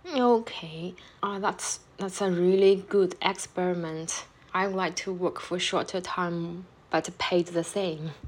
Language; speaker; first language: English; non-native, fluent; Chinese